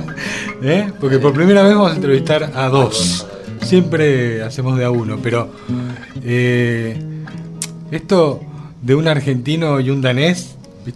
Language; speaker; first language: Spanish; native; Spanish